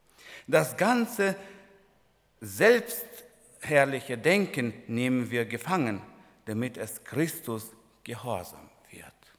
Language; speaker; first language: German; non-native, fluent; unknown